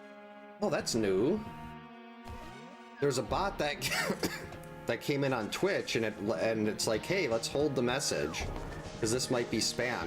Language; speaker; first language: English; native; English